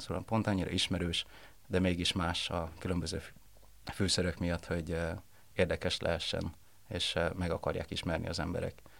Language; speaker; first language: Hungarian; early bilingual, other home language; Vietnamese